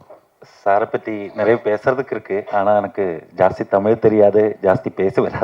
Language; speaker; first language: Tamil; non-native, learner; Malayalam